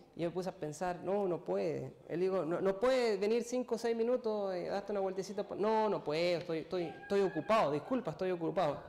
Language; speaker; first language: Spanish; native; Spanish